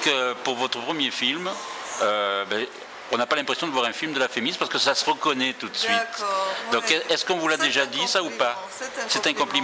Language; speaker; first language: French; native; French